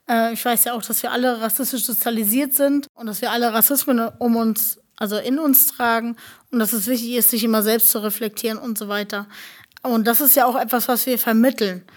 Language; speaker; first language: German; native; German